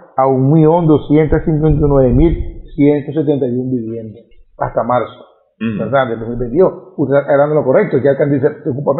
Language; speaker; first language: Spanish; native; Spanish